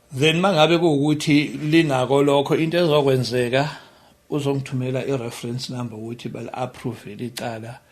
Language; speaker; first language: Zulu; native; Zulu